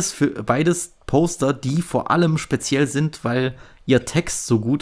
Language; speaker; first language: German; native; German